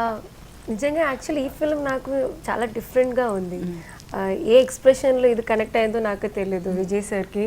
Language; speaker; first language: Telugu; non-native, learner; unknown